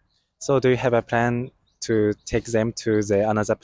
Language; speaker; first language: English; non-native, fluent; Japanese